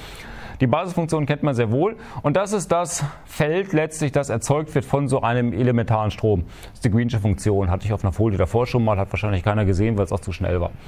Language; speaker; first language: German; native; German